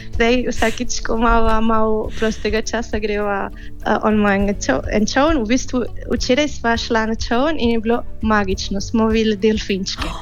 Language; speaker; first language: Slovenian; early bilingual, heritage; Catalan